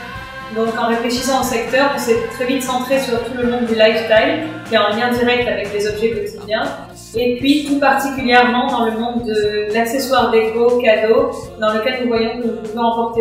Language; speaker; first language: French; native; French